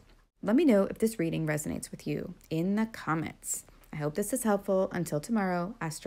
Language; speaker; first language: English; native; English